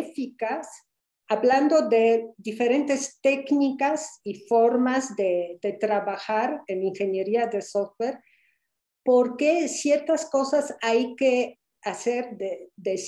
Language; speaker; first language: Spanish; non-native, fluent; Polish